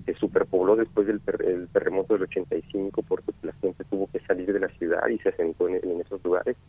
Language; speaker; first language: Spanish; native; Spanish